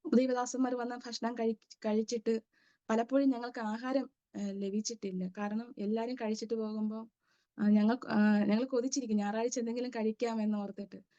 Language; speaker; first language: Malayalam; native; Malayalam